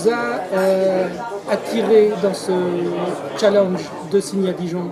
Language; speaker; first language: French; native; French